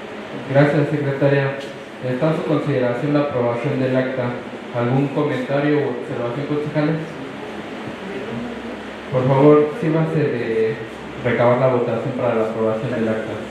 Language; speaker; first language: Spanish; native; Spanish